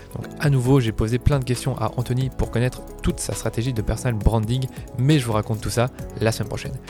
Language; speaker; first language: French; native; French